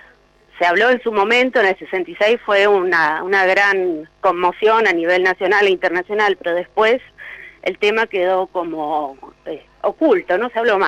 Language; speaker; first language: Spanish; native; Spanish